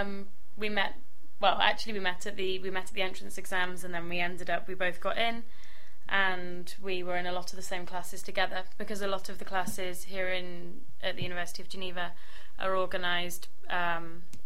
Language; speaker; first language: English; native; English